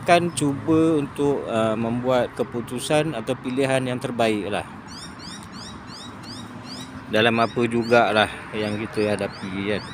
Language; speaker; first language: Malay; native; Malay